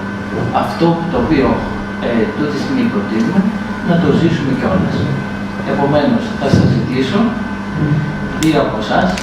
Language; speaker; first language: Greek; native; Greek